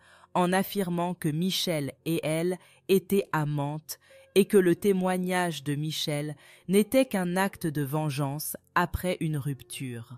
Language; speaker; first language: French; native; French